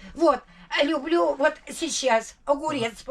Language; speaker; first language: Russian; native; Russian